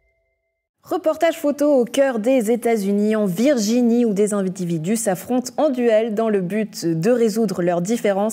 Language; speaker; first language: French; native; French